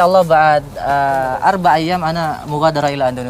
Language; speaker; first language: Arabic; non-native, learner; Indonesian